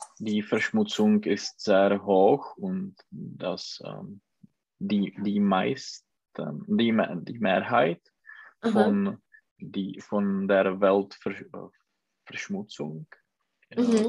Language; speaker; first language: German; non-native, learner; Czech